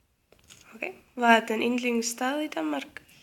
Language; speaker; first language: Danish; non-native, learner; Icelandic